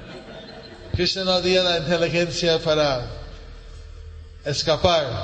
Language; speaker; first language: Spanish; non-native, learner; English